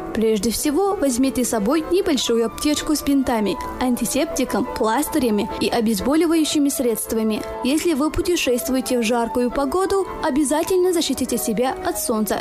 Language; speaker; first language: Russian; non-native, local second language; Tajik